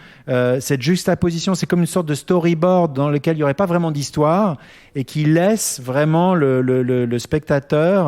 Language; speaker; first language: French; native; French